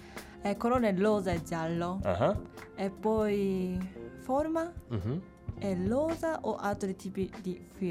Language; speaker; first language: Italian; non-native, learner; Japanese